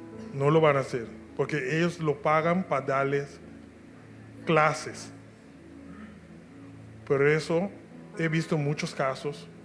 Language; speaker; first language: Spanish; non-native, local second language; Papiamento